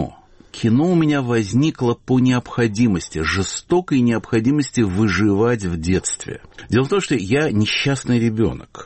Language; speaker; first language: Russian; native; Russian